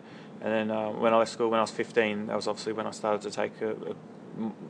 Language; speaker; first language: English; native; English